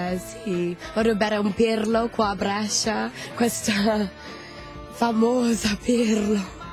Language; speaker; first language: Italian; non-native, fluent; English